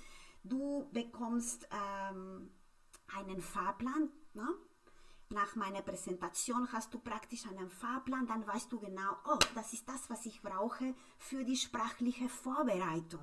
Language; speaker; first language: German; non-native, fluent; Spanish